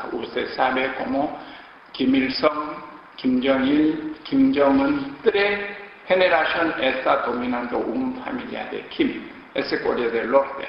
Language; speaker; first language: Spanish; non-native, learner; Korean